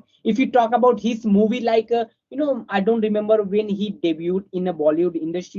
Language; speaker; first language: English; non-native, fluent; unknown